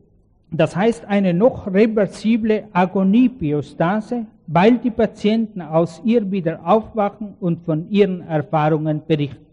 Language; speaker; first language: German; native; German